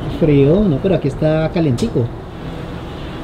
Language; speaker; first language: Spanish; native; Spanish